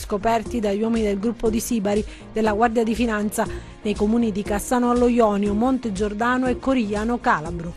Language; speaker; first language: Italian; native; Italian